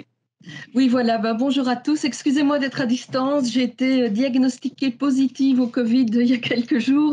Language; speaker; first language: French; native; French